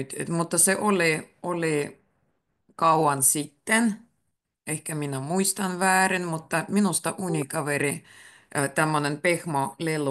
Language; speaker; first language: Finnish; native; Finnish